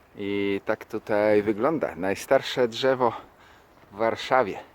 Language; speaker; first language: Polish; native; Polish